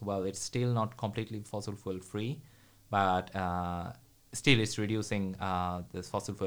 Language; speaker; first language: English; non-native, local second language; Bangla